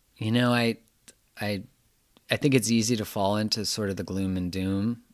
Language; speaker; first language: English; native; English